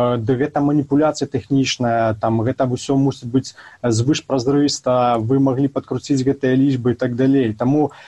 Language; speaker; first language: Belarusian; native; Belarusian